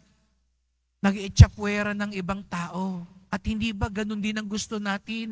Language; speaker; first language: Filipino; native; Filipino